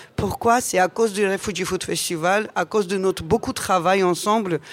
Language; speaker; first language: French; non-native, learner; Georgian